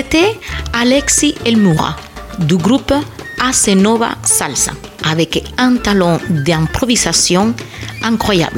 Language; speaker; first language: French; non-native, fluent; Spanish